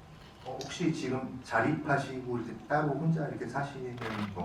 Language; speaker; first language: Korean; native; Korean